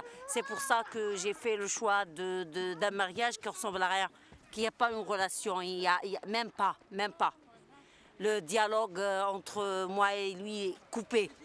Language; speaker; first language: French; non-native, local second language; Arabic